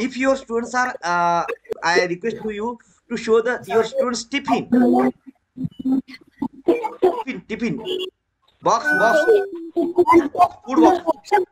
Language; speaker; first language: English; non-native, learner; Marathi